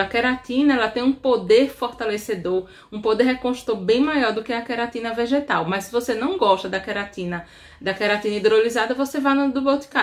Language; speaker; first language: Portuguese; native; Portuguese